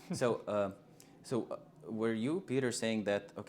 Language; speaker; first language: English; non-native, fluent; Lithuanian